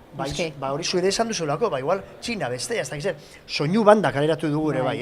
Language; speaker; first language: Basque; native; Basque